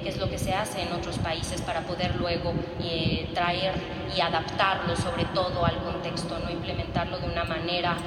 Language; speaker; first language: Spanish; native; Spanish